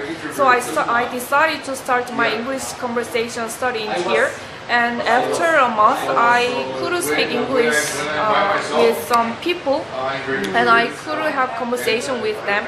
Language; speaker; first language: English; non-native, learner; Korean